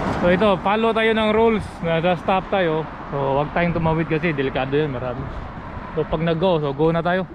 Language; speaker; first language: Filipino; non-native, local second language; Cebuano